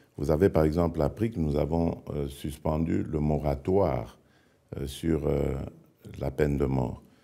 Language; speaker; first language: French; non-native, local second language; Lingala